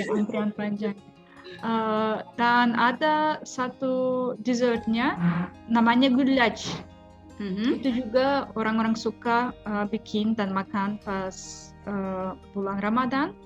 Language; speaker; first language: Indonesian; non-native, fluent; Russian